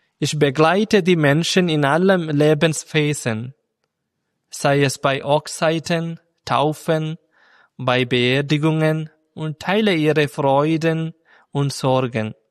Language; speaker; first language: German; non-native, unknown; Malayalam